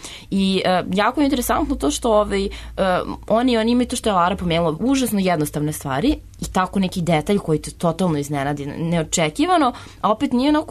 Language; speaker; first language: Serbian; native; Serbian